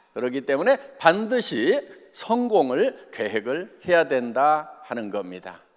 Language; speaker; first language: Korean; native; Korean